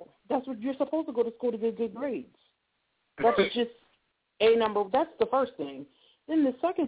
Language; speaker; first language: English; native; English